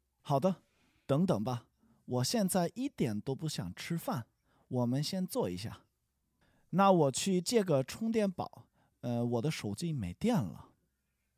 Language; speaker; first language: Chinese; non-native, learner; English